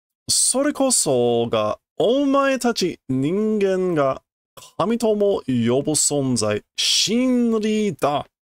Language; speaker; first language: Japanese; non-native, learner; English